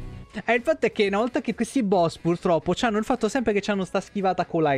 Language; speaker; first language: Italian; native; Italian